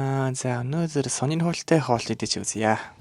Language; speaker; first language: Mongolian; non-native, learner; Japanese